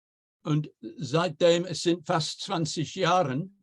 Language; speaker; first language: German; non-native, fluent; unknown